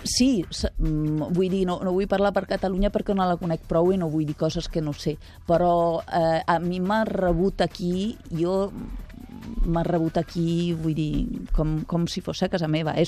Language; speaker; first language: Catalan; non-native, fluent; Italian